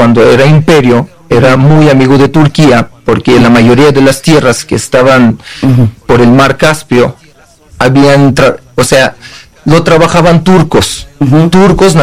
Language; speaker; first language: Spanish; non-native, fluent; Uzbek